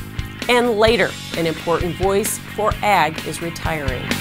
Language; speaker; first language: English; native; English